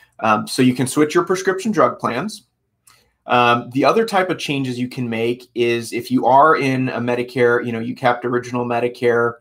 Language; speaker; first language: English; native; English